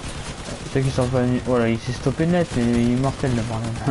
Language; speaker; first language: French; native; French